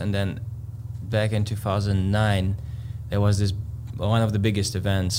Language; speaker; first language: English; non-native, fluent; Latvian